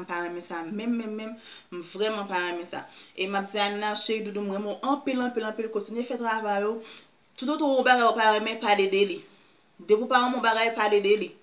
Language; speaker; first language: French; non-native, local second language; Haitian Creole